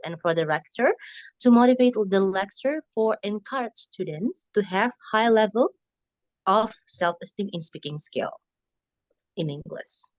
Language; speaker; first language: English; non-native, learner; Indonesian